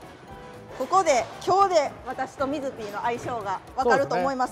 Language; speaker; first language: Japanese; native; Japanese